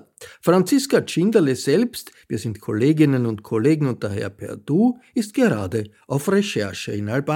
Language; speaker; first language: German; native; German